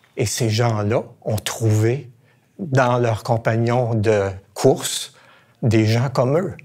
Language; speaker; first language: French; native; French